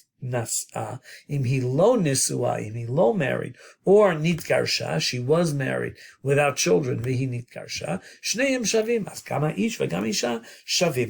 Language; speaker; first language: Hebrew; non-native, fluent; English